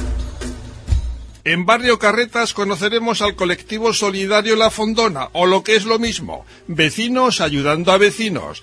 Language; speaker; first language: Spanish; native; Spanish